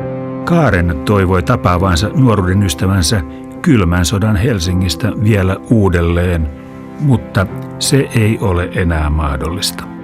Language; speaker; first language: Finnish; native; Finnish